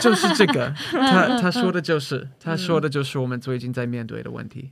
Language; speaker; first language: Chinese; non-native, fluent; English